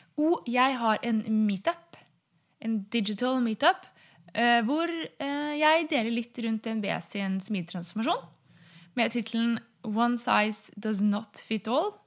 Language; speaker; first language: Norwegian; native; Norwegian